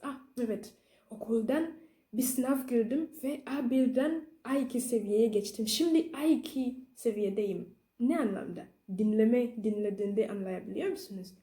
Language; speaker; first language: Turkish; non-native, learner; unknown